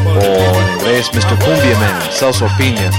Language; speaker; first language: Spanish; non-native, learner; English